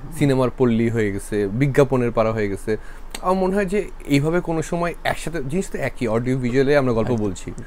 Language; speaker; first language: Bangla; early bilingual, heritage; Bangla